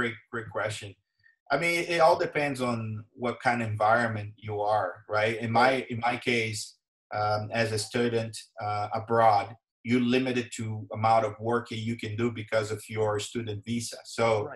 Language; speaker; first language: English; non-native, fluent; Portuguese